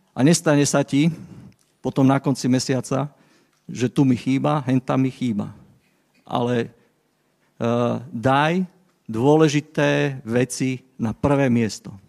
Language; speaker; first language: Slovak; native; Slovak